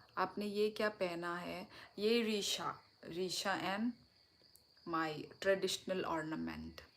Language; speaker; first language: Hindi; non-native, local second language; Kok Borok